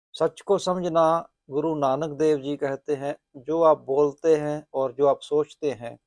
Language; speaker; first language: Hindi; non-native, local second language; Punjabi